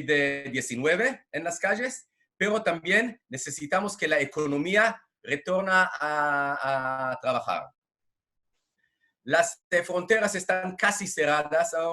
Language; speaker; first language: Spanish; non-native, fluent; Hebrew